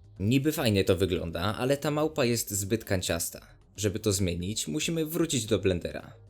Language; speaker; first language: Polish; native; Polish